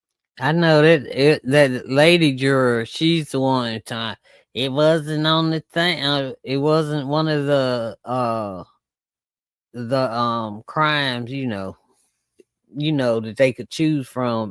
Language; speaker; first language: English; native; English